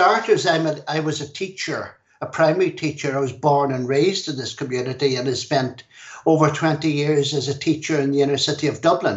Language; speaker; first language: English; native; English